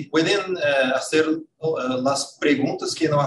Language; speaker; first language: Spanish; non-native, fluent; Portuguese